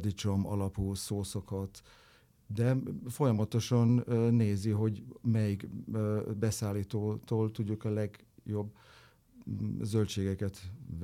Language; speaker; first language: Hungarian; non-native, fluent; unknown